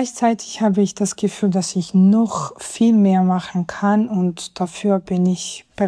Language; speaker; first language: German; non-native, fluent; Georgian